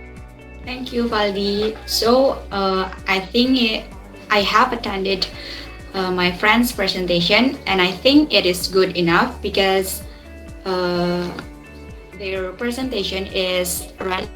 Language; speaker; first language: English; non-native, learner; Indonesian